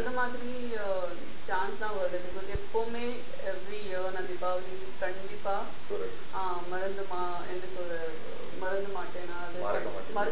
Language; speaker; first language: Tamil; non-native, learner; Gujarati